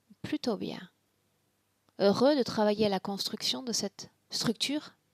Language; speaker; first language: French; native; French